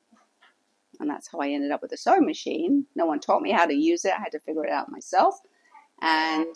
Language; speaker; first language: English; native; English